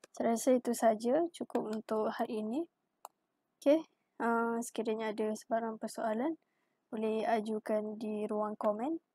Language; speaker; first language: Malay; native; Malay